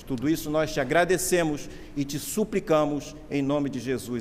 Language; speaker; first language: Portuguese; native; Portuguese